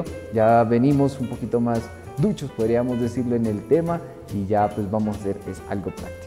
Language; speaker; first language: Spanish; native; Spanish